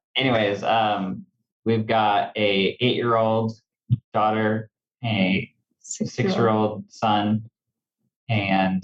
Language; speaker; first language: English; native; English